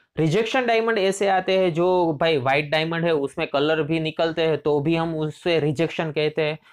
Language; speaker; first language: Hindi; non-native, local second language; Gujarati